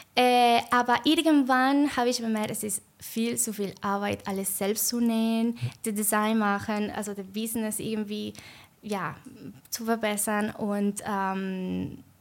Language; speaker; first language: German; non-native, learner; Spanish